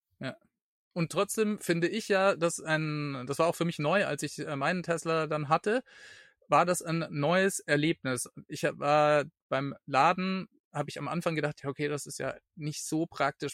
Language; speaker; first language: German; native; German